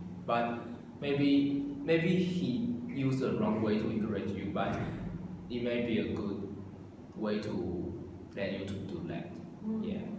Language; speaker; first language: English; non-native, learner; Chinese